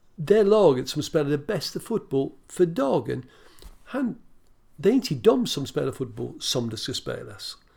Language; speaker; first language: Swedish; non-native, fluent; English